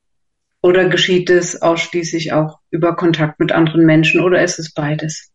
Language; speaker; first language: German; native; German